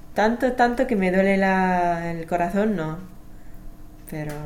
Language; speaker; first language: Spanish; non-native, fluent; English